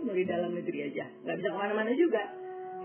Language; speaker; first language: Indonesian; native; Indonesian